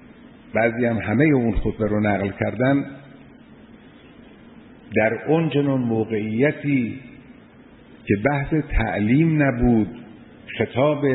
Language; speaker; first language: Persian; native; Persian